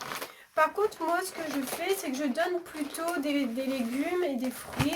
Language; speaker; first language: French; native; French